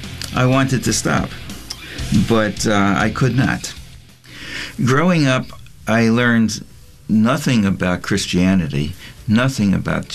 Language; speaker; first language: English; non-native, local second language; Yiddish